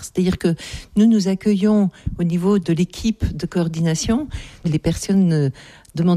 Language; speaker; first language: French; native; French